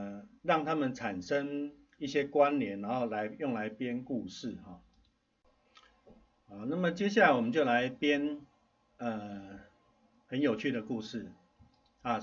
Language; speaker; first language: Chinese; native; Chinese